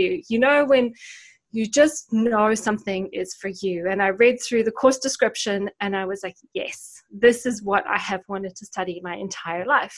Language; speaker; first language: English; native; English